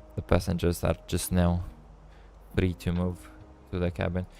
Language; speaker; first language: English; non-native, fluent; Romanian